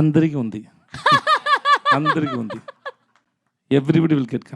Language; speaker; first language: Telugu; non-native, learner; Tamil